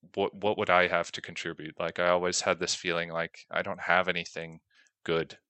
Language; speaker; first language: English; native; English